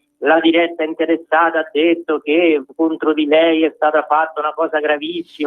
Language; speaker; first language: Italian; native; Italian